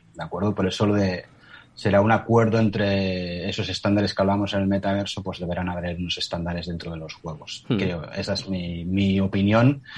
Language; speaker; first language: Spanish; native; Spanish